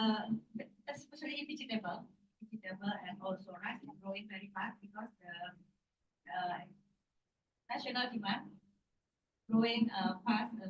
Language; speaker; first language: English; non-native, learner; Indonesian